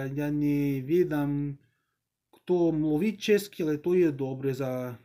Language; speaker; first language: Ukrainian; non-native, learner; English